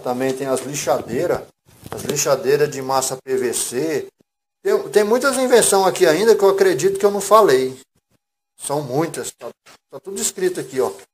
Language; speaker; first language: Portuguese; native; Portuguese